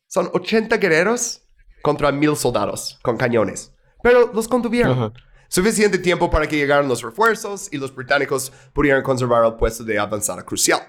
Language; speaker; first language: Spanish; non-native, fluent; English